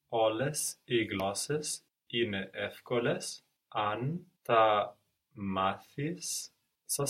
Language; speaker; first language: Greek; non-native, learner; English